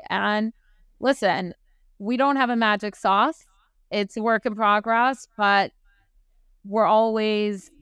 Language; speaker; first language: English; native; English